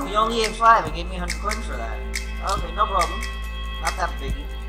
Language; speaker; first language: English; non-native, local second language; Urdu